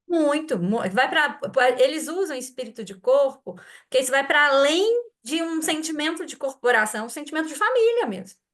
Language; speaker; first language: Portuguese; native; Portuguese